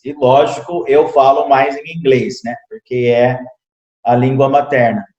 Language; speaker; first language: Portuguese; non-native, fluent; English